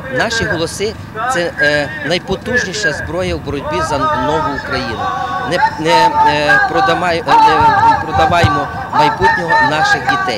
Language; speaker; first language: Ukrainian; native; Ukrainian